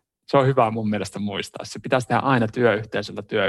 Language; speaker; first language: Finnish; native; Finnish